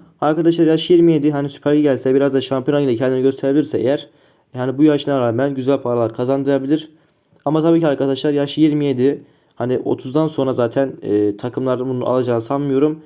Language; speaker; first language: Turkish; native; Turkish